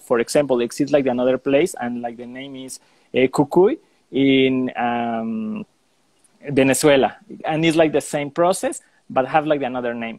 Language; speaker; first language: English; non-native, learner; Spanish